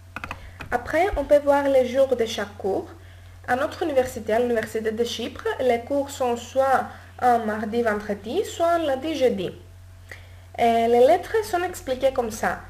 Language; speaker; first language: French; non-native, learner; Greek